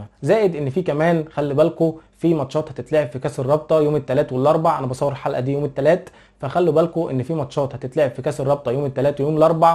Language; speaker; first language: Arabic; native; Arabic